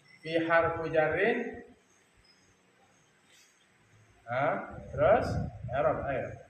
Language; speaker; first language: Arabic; non-native, fluent; Sasak